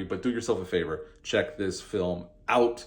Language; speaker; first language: English; native; English